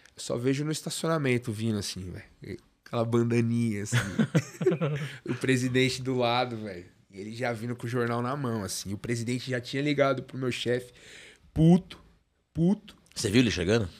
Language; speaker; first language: Portuguese; native; Portuguese